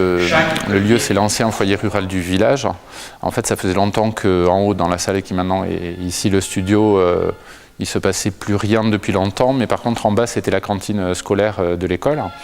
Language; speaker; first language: French; native; French